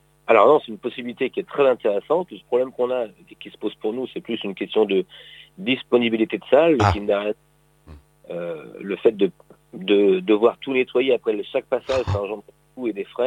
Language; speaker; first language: French; native; French